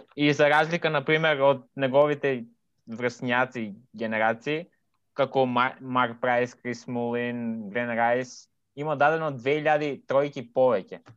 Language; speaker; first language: Macedonian; native; Macedonian